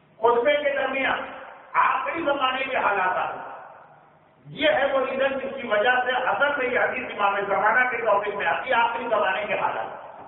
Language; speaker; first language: Urdu; native; Urdu